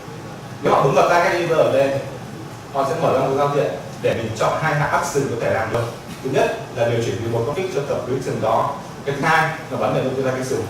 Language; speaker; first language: Vietnamese; native; Vietnamese